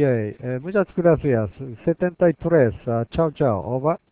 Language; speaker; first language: Spanish; non-native, learner; Japanese